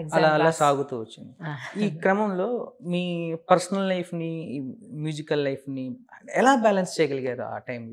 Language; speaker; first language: Telugu; native; Telugu